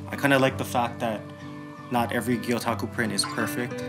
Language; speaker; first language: English; native; English